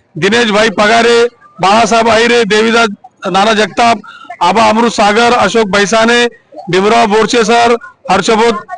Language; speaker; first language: Hindi; non-native, local second language; Marathi